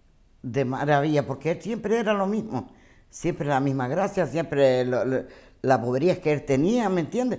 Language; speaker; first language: Spanish; native; Spanish